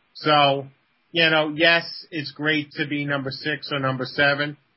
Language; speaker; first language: English; native; English